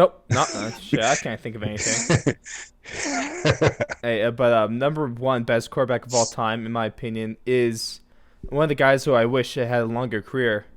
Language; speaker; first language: English; native; English